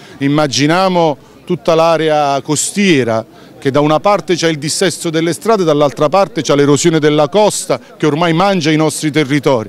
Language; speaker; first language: Italian; native; Italian